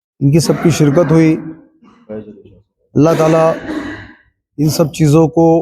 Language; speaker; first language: Urdu; native; Urdu